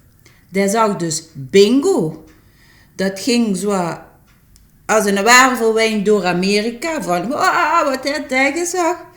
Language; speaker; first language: Dutch; native; Dutch